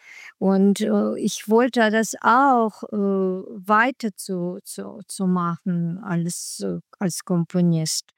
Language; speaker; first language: German; non-native, learner; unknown